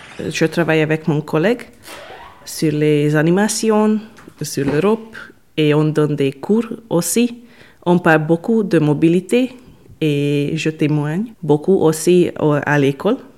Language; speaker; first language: French; non-native, learner; Hungarian